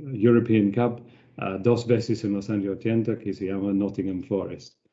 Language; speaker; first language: Spanish; non-native, fluent; English